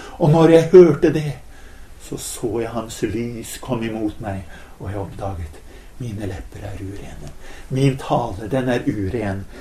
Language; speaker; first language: Norwegian; native; Norwegian